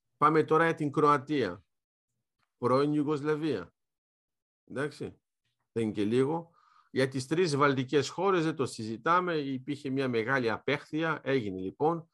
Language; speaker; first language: Greek; early bilingual, heritage; Greek